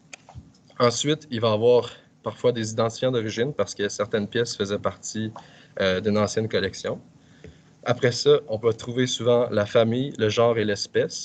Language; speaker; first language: French; native; French